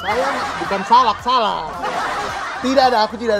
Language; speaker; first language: Indonesian; native; Indonesian